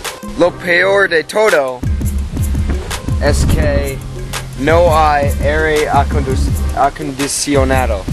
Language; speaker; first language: Spanish; non-native, learner; English